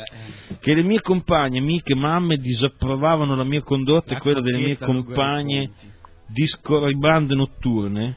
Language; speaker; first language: Italian; native; Italian